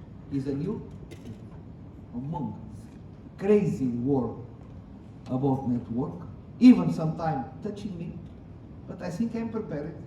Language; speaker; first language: English; non-native, learner; Portuguese